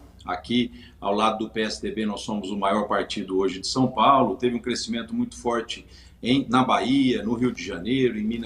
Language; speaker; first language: Portuguese; native; Portuguese